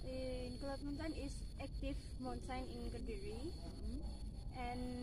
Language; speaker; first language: English; non-native, learner; Indonesian